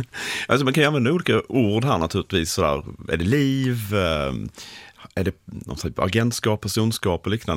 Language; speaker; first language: Swedish; native; Swedish